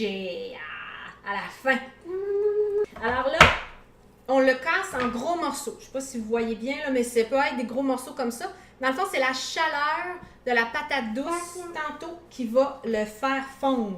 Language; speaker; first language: French; native; French